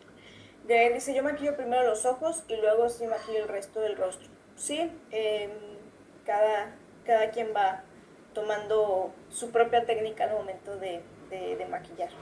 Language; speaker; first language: Spanish; native; Spanish